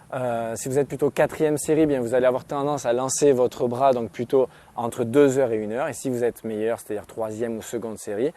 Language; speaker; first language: French; native; French